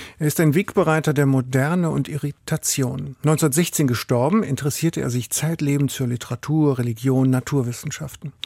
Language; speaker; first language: German; native; German